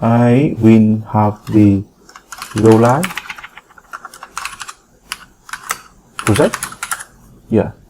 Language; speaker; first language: English; non-native, fluent; Vietnamese